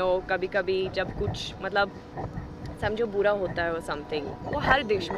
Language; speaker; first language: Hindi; non-native, fluent; Swedish